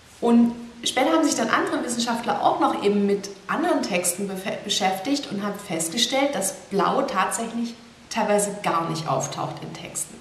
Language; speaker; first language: German; native; German